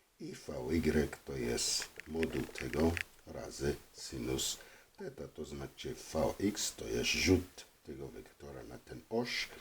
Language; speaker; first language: Polish; non-native, learner; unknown